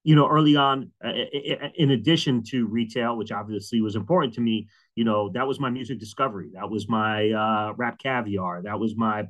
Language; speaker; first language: English; native; English